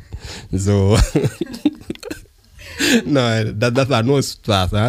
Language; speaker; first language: German; non-native, learner; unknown